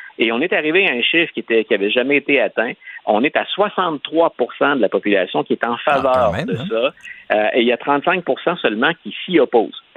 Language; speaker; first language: French; native; French